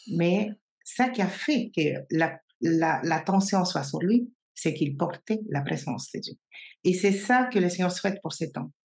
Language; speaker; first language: French; non-native, fluent; Spanish